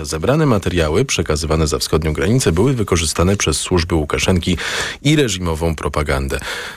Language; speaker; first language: Polish; native; Polish